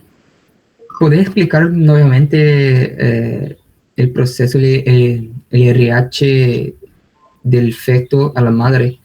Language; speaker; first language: Spanish; non-native, fluent; Portuguese